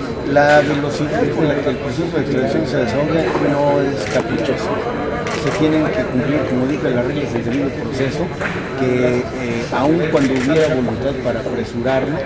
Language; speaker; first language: Spanish; native; Spanish